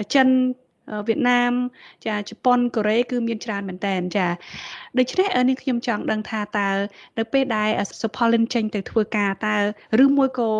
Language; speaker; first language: Khmer; native; Khmer